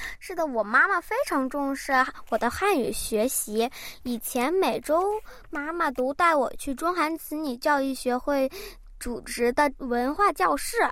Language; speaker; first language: Chinese; early bilingual, heritage; Chinese